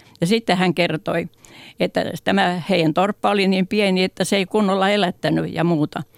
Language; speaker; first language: Finnish; native; Finnish